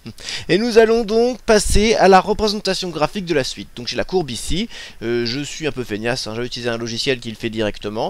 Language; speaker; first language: French; native; French